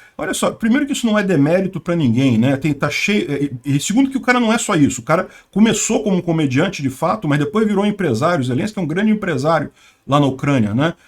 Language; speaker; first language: Portuguese; native; Portuguese